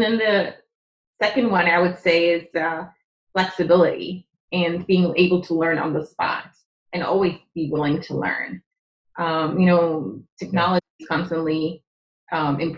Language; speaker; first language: English; non-native, fluent; Czech